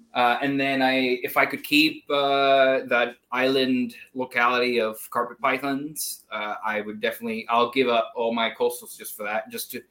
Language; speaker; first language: English; non-native, fluent; Spanish